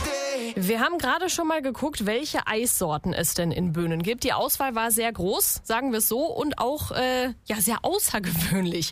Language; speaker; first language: German; native; German